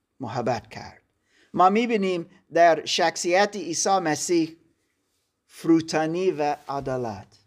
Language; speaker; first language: Persian; non-native, learner; German